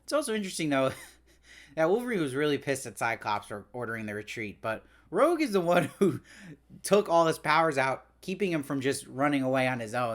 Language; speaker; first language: English; native; English